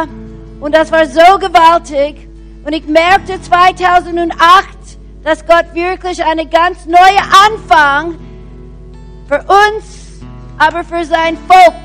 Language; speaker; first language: German; non-native, fluent; English